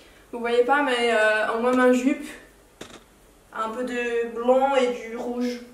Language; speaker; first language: French; non-native, fluent; Finnish